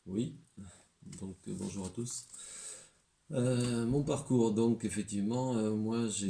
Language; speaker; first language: French; native; French